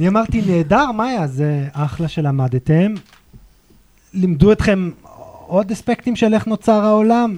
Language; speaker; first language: Hebrew; native; Hebrew